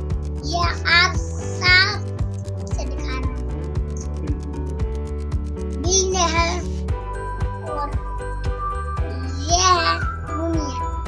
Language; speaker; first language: Hindi; native; Hindi